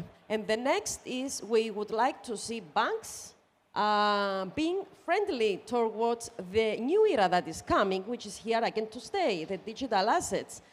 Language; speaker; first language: English; non-native, fluent; Greek